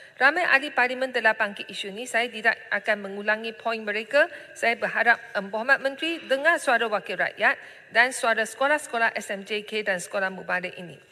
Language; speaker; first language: Malay; non-native, local second language; Chinese